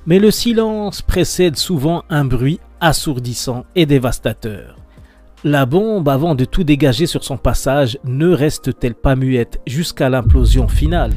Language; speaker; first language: French; non-native, local second language; Arabic